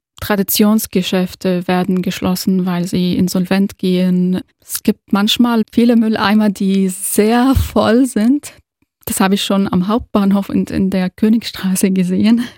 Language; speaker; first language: German; non-native, fluent; Arabic